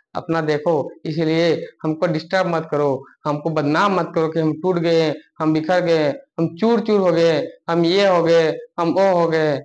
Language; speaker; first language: Hindi; non-native, local second language; Bangla